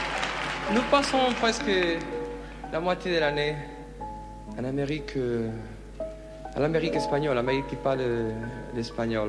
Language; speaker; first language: French; non-native, learner; Spanish